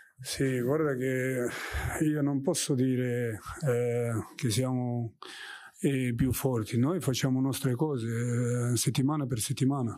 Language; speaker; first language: Italian; non-native, fluent; German